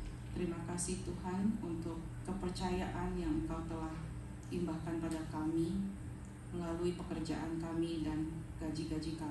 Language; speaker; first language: Indonesian; native; Indonesian